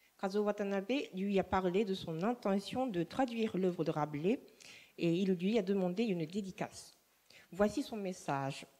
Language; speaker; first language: French; non-native, fluent; Japanese